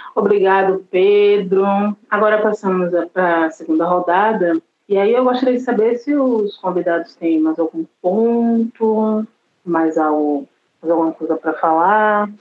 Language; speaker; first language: Portuguese; native; Portuguese